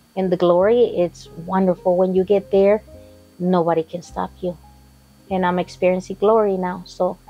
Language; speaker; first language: English; non-native, fluent; Spanish